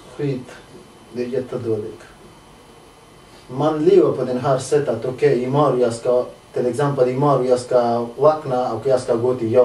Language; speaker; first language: Swedish; non-native, learner; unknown